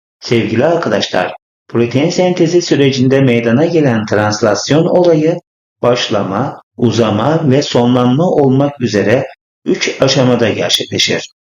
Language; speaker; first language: Turkish; native; Turkish